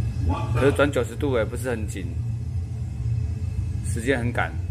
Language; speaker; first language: Chinese; native; Chinese